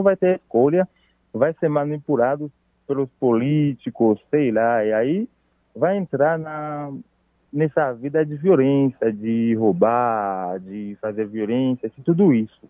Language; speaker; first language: Portuguese; non-native, fluent; Haitian Creole